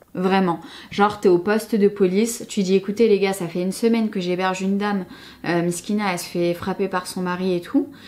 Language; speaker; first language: French; native; French